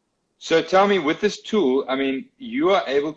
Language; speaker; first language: English; native; English